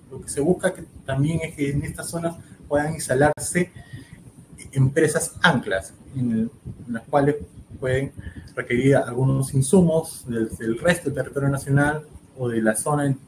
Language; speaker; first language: Spanish; native; Spanish